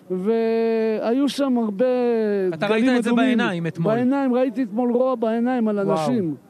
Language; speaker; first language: Hebrew; native; Hebrew